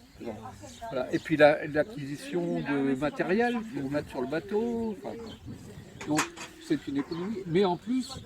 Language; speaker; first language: French; native; French